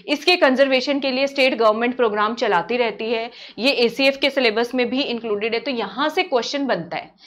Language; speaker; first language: Hindi; native; Hindi